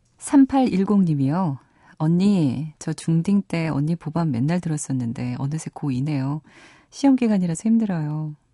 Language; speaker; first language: Korean; native; Korean